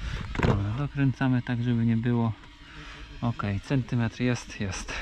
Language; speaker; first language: Polish; native; Polish